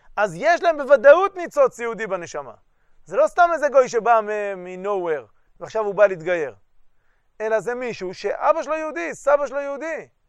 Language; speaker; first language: Hebrew; native; Hebrew